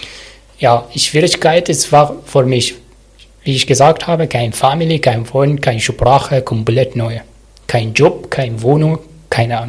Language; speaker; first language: German; non-native, learner; Arabic